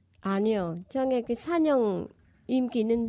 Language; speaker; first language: Korean; non-native, learner; Vietnamese